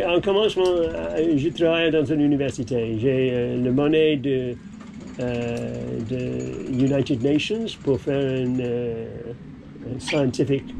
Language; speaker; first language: French; non-native, learner; English